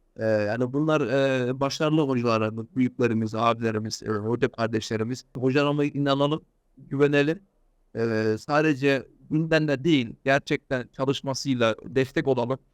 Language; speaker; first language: Turkish; early bilingual, heritage; Turkish